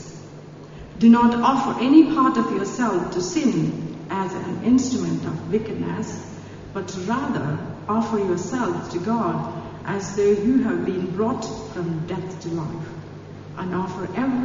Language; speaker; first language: English; non-native, local second language; Telugu